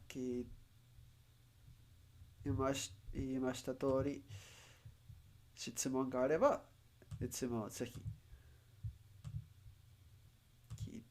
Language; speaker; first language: Japanese; non-native, learner; Spanish